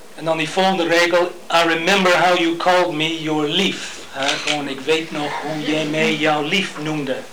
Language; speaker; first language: Dutch; non-native, fluent; English